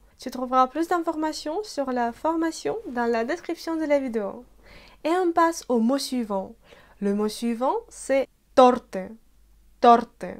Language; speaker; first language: French; non-native, fluent; Russian